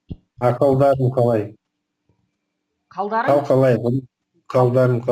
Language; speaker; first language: Kazakh; non-native, local second language; Russian